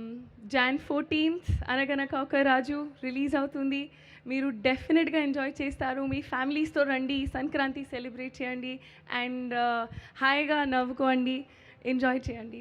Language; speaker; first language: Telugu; non-native, learner; Hindi